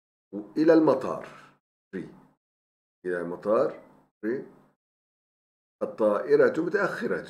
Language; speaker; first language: Arabic; non-native, fluent; Turkish